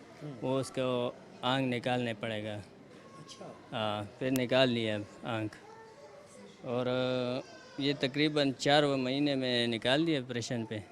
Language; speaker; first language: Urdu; non-native, local second language; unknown